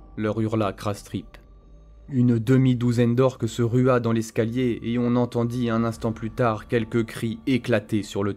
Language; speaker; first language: French; native; French